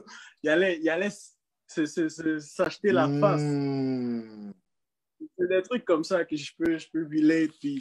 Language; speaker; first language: French; native; French